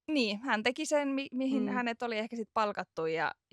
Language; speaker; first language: Finnish; native; Finnish